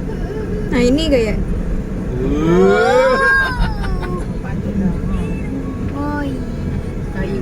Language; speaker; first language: Malay; native; Malay